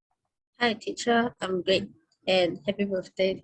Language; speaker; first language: English; non-native, learner; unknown